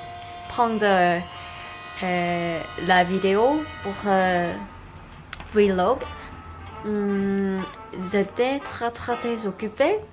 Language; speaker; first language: French; non-native, learner; Korean